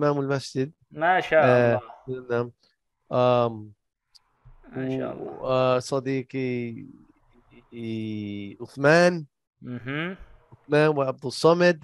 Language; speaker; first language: Arabic; non-native, learner; English